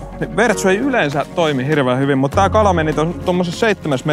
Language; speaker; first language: Finnish; native; Finnish